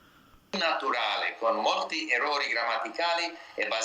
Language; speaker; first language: Italian; non-native, learner; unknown